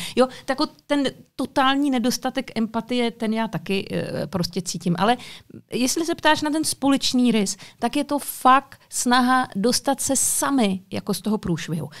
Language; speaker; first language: Czech; native; Czech